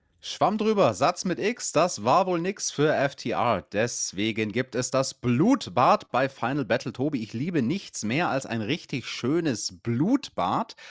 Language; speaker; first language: German; native; German